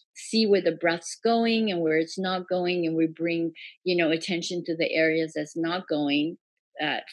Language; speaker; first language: English; early bilingual, other home language; Persian